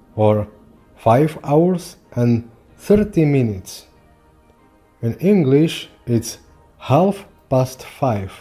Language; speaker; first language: English; non-native, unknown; Slovak